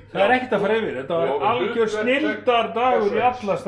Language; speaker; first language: Icelandic; native; Icelandic